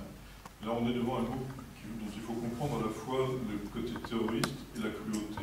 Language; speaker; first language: French; native; French